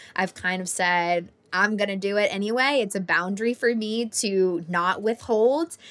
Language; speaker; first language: English; native; English